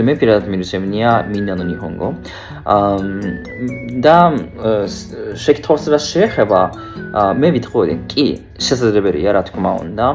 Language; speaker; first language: Georgian; non-native, learner; Japanese